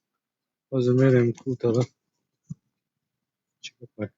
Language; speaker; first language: Persian; native; Persian